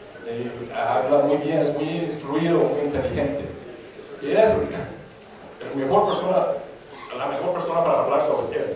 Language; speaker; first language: Spanish; non-native, fluent; English